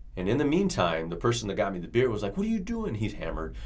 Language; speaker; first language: English; native; English